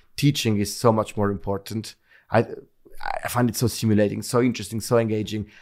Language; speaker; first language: English; non-native, fluent; Italian